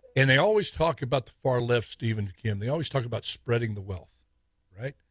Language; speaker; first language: English; native; English